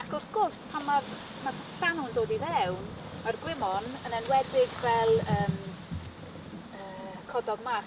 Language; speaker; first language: Welsh; non-native, fluent; English